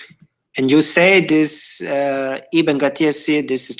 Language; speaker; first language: English; non-native, learner; German